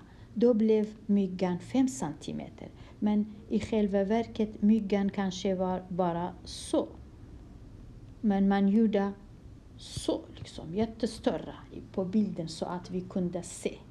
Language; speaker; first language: Swedish; non-native, fluent; Kurdish